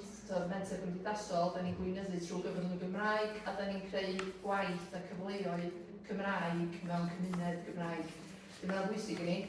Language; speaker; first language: Welsh; native; Welsh